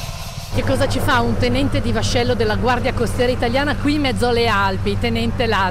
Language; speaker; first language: Italian; native; Italian